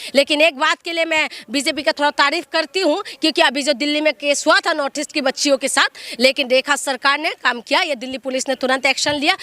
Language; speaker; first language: Hindi; non-native, local second language; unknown